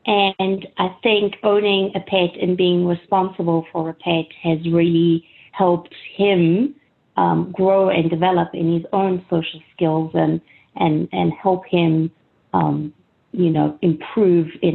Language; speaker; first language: English; native; English